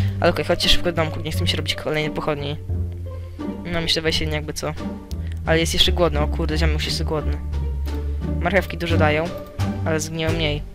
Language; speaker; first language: Polish; native; Polish